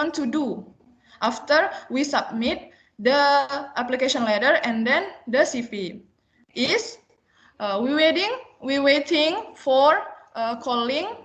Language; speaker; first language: English; non-native, learner; Indonesian